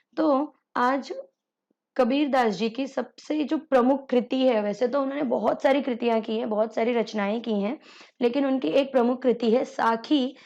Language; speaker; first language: Hindi; native; Hindi